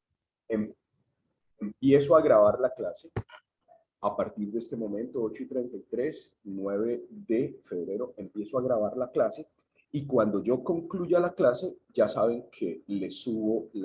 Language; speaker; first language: Spanish; native; Spanish